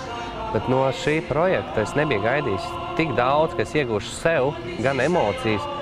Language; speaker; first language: Latvian; native; Latvian